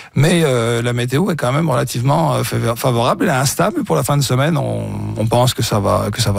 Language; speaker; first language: French; native; French